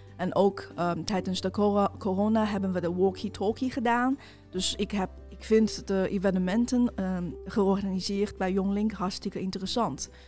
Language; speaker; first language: Dutch; non-native, fluent; Chinese